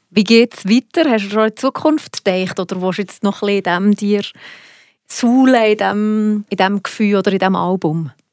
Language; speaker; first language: German; native; German